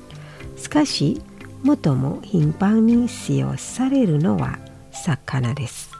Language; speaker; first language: Japanese; non-native, fluent; Indonesian